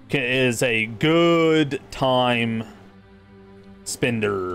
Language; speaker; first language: English; native; English